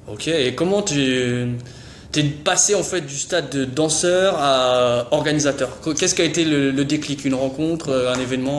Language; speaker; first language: French; native; French